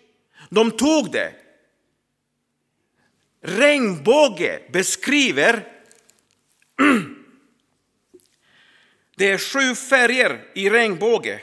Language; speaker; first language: Swedish; non-native, fluent; Croatian